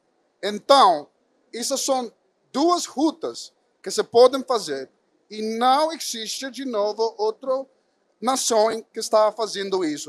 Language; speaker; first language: Portuguese; non-native, fluent; Spanish